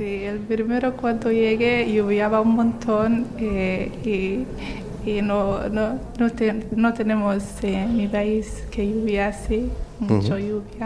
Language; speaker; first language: Spanish; non-native, learner; Somali